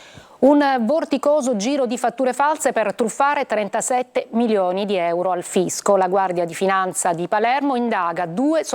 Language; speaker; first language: Italian; native; Italian